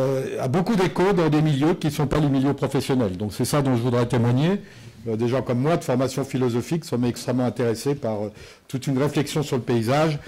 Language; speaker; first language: French; native; French